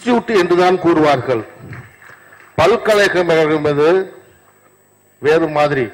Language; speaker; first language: Tamil; native; Tamil